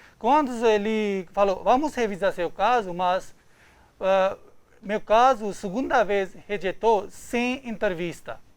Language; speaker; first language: Portuguese; non-native, learner; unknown